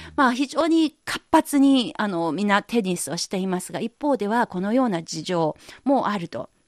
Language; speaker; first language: Japanese; non-native, fluent; Chinese